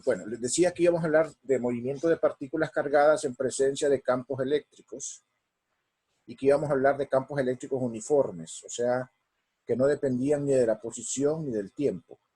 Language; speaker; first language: Spanish; native; Spanish